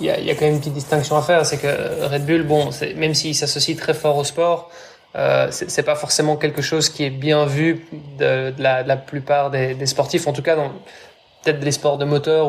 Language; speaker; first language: French; native; French